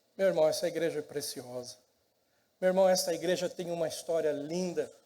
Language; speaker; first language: Portuguese; native; Portuguese